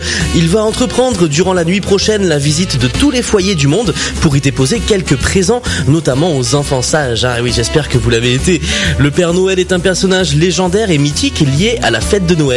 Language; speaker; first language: French; native; French